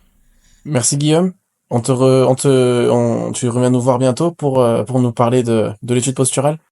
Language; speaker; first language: French; native; French